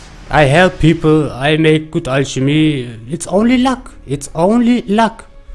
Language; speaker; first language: English; non-native, learner; German